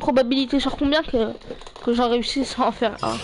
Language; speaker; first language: French; native; French